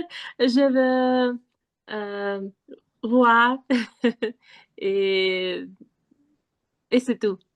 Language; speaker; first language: French; non-native, learner; Russian